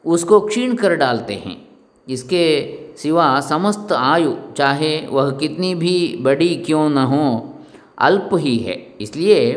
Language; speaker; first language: Hindi; non-native, local second language; Kannada